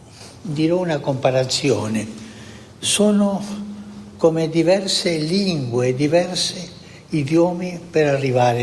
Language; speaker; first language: Italian; non-native, fluent; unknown